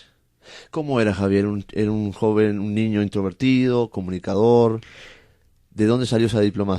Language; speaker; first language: Spanish; native; Spanish